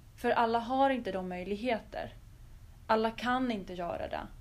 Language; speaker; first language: Swedish; early bilingual, other home language; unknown